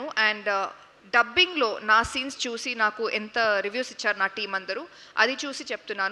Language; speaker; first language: Telugu; non-native, local second language; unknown